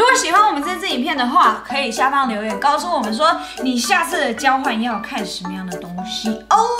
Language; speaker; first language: Chinese; early bilingual, heritage; Chinese